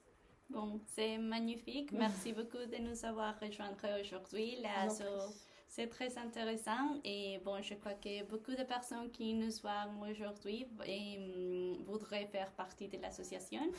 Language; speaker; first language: French; non-native, learner; Spanish